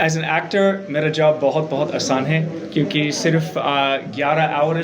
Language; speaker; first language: Hindi; non-native, learner; English